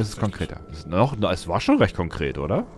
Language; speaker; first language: German; native; German